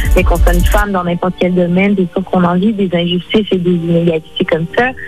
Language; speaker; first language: French; native; French